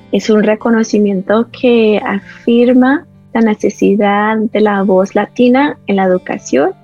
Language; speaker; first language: Spanish; early bilingual, heritage; Spanish